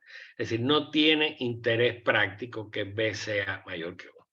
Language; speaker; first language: Spanish; native; Spanish